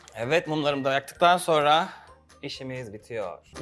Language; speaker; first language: Turkish; native; Turkish